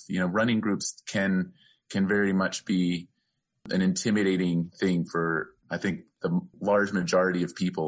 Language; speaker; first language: English; native; English